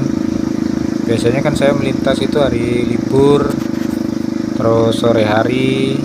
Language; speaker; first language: Indonesian; native; Indonesian